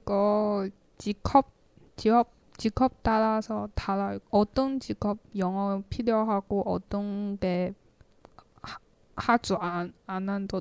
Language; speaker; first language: Korean; non-native, learner; Chinese